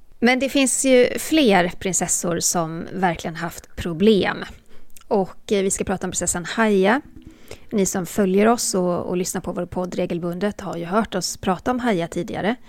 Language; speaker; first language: Swedish; native; Swedish